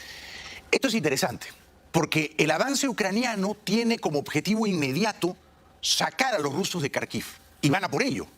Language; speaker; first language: Spanish; native; Spanish